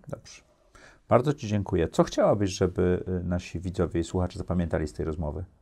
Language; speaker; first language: Polish; native; Polish